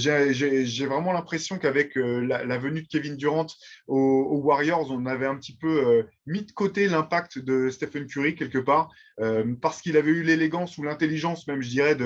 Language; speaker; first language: French; native; French